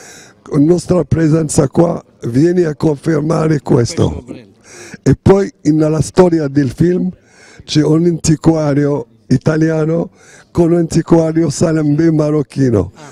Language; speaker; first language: Italian; non-native, fluent; Arabic